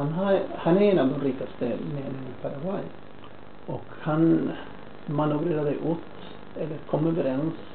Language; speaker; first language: Swedish; non-native, fluent; Spanish